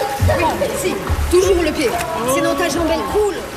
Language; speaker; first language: French; native; French